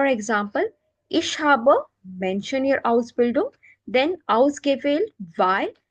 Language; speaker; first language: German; non-native, learner; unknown